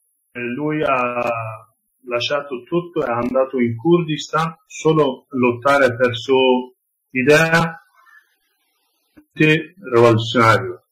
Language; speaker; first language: Italian; non-native, learner; Kurdish